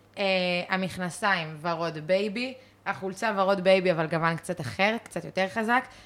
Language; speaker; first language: Hebrew; early bilingual, other home language; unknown